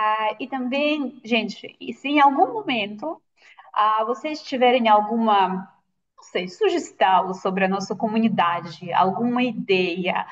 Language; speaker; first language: Portuguese; non-native, fluent; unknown